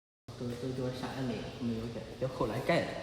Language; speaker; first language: Chinese; native; Chinese